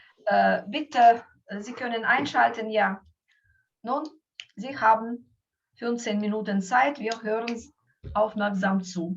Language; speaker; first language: German; non-native, fluent; Ukrainian